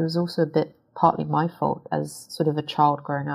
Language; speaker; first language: English; native; English